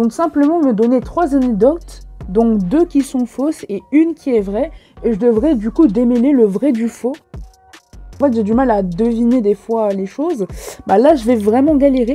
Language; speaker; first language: French; native; French